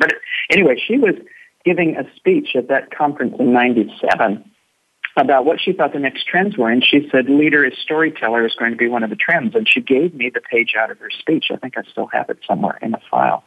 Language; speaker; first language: English; native; English